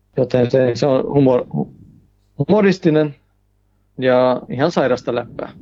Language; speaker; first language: Finnish; early bilingual, heritage; Finnish